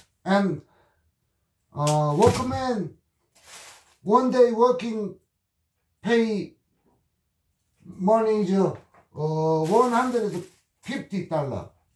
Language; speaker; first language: English; non-native, learner; Korean